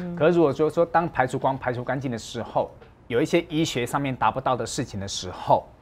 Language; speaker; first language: Chinese; native; Chinese